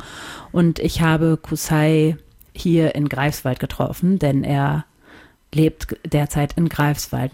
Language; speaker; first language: German; native; German